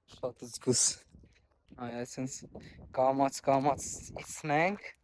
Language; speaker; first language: Armenian; non-native, learner; Hindi